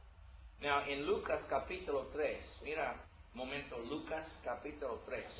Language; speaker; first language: Spanish; non-native, learner; English